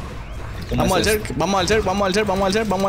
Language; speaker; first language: Spanish; native; Spanish